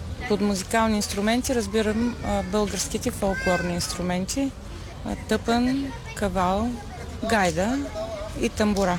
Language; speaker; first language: Bulgarian; native; Bulgarian